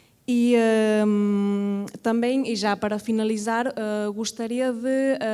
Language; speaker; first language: Portuguese; non-native, fluent; Catalan